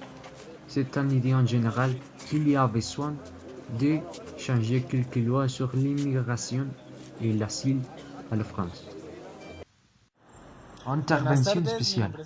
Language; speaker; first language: French; non-native, learner; Spanish